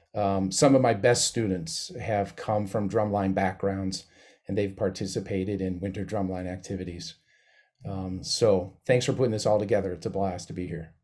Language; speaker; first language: English; native; English